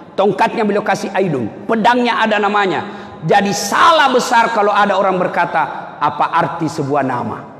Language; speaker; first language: Indonesian; native; Indonesian